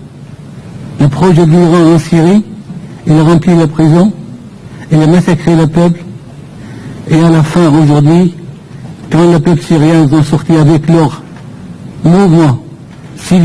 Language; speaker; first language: French; non-native, fluent; Persian